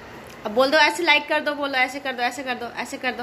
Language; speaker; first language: Hindi; native; Hindi